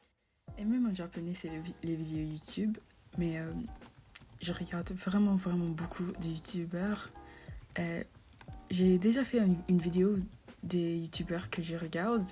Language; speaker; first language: French; non-native, fluent; English